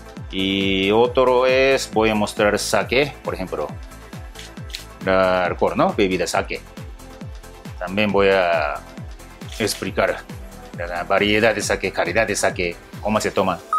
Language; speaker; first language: Spanish; non-native, learner; Japanese